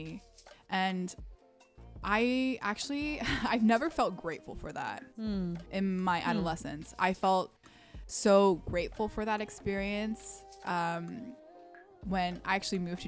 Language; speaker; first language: English; early bilingual, other home language; Korean